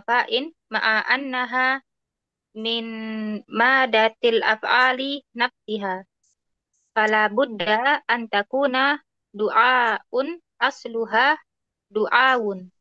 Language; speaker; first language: Arabic; non-native, learner; Indonesian